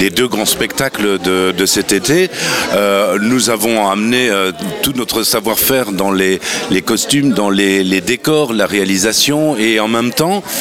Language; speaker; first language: French; native; French